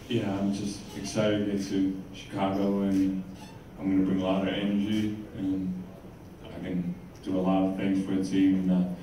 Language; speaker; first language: English; non-native, fluent; Finnish